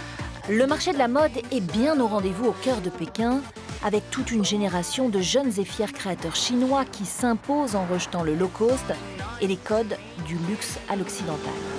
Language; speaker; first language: French; native; French